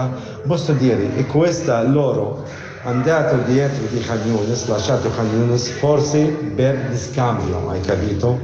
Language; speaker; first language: Italian; non-native, learner; Arabic